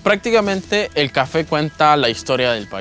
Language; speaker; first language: Spanish; native; Spanish